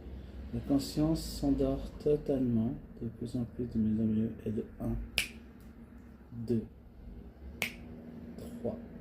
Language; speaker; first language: French; native; French